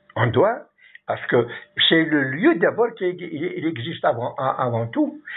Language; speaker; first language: French; non-native, local second language; Kabyle